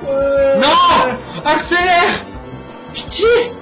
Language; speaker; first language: French; native; French